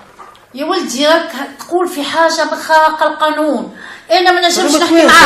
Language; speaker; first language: Arabic; native; Arabic